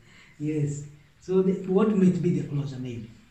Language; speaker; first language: English; non-native, local second language; Swahili